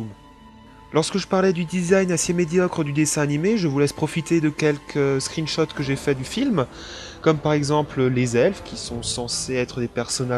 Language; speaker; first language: French; native; French